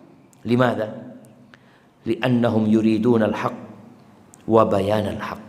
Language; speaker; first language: Arabic; non-native, fluent; Indonesian